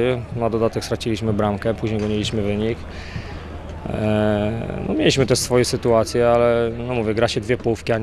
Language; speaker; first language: Polish; native; Polish